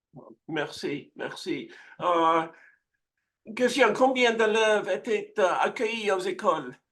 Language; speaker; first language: French; non-native, fluent; English